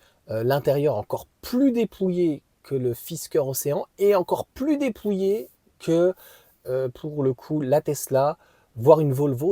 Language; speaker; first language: French; native; French